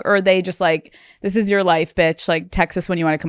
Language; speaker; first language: English; native; English